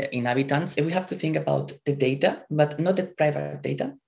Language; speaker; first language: English; non-native, fluent; Spanish